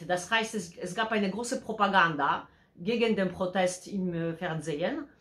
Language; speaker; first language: German; non-native, fluent; Polish